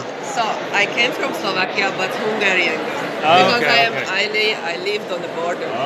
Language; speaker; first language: English; non-native, learner; Hungarian